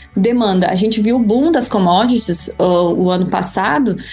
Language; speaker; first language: Portuguese; native; Portuguese